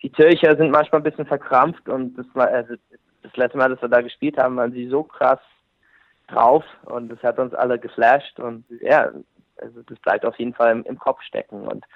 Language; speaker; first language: German; non-native, fluent; English